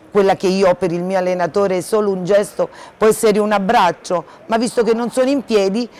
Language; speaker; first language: Italian; native; Italian